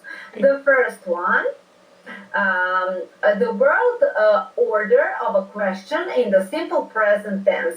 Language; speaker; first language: English; non-native, fluent; Serbian